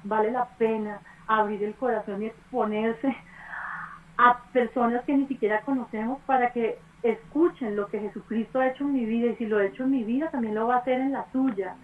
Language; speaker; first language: Spanish; native; Spanish